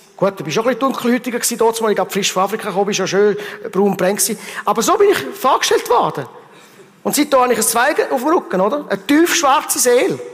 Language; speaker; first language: German; early bilingual, heritage; German